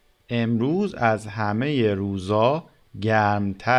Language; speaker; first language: Persian; native; Persian